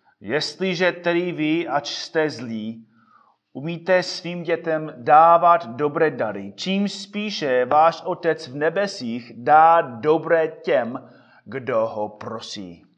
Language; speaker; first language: Czech; non-native, fluent; English